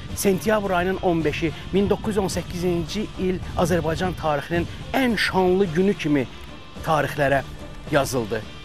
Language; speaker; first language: Azerbaijani; native; Azerbaijani